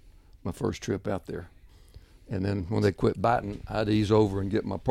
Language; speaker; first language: English; native; English